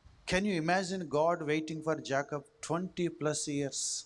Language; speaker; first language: English; non-native, local second language; Telugu